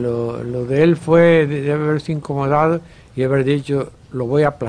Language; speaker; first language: Spanish; native; Spanish